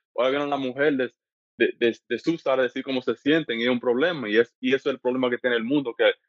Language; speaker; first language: Spanish; early bilingual, heritage; Spanish